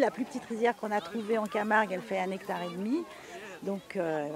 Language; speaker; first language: French; native; French